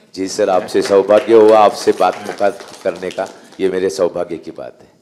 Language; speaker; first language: Hindi; non-native, local second language; Marathi